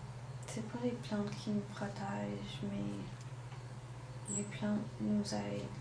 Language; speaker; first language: French; non-native, local second language; English